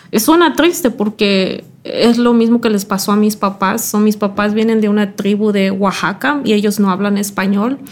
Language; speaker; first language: Spanish; early bilingual, heritage; Spanish